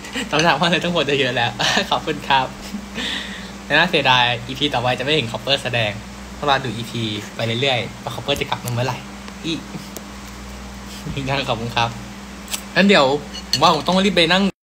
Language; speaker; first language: Thai; early bilingual, heritage; Thai